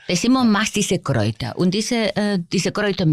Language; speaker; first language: German; non-native, fluent; Spanish